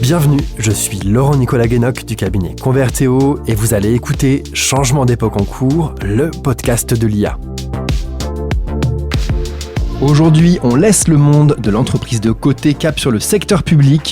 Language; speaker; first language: French; native; French